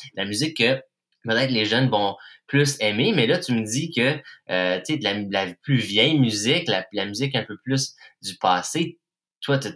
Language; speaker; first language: French; native; French